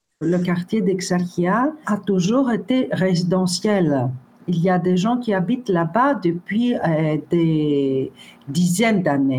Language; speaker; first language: French; non-native, fluent; Greek